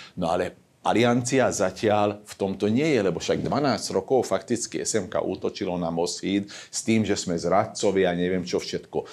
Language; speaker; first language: Slovak; non-native, local second language; Hungarian